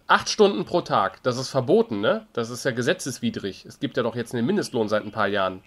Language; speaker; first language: German; native; German